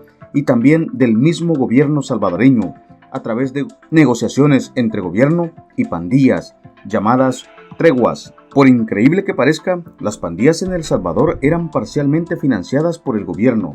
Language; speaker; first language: Spanish; native; Spanish